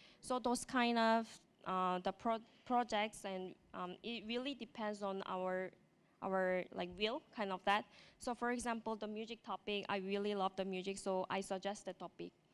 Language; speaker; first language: English; non-native, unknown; Korean